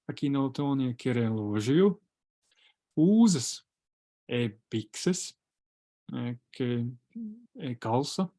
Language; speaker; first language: Portuguese; non-native, fluent; Latvian